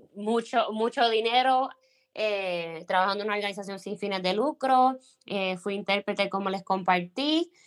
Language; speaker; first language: Spanish; native; Spanish